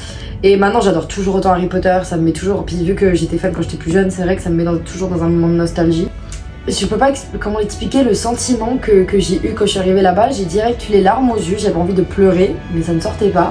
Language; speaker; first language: French; native; French